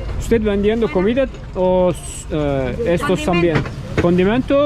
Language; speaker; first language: Spanish; non-native, learner; Turkish